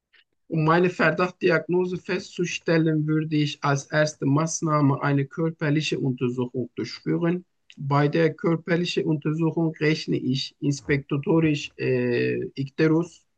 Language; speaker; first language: German; non-native, learner; Turkish